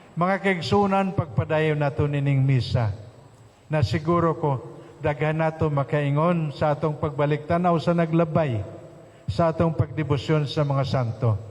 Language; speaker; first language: Cebuano; non-native, local second language; Hiligaynon